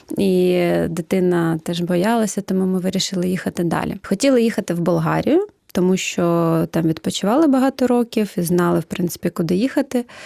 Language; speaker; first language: Ukrainian; native; Ukrainian